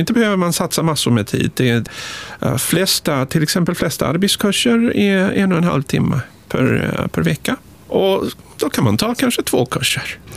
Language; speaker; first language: Swedish; non-native, fluent; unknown